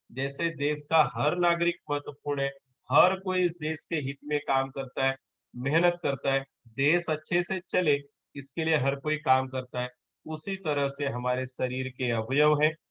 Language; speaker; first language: Hindi; non-native, local second language; Marathi